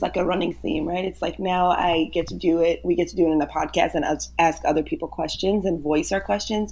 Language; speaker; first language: English; early bilingual, other home language; Yiddish